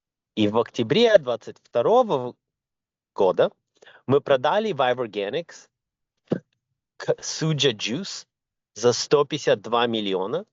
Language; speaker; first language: Russian; early bilingual, other home language; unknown